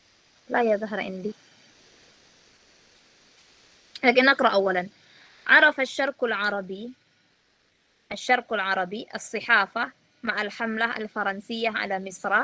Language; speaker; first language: Arabic; non-native, fluent; Indonesian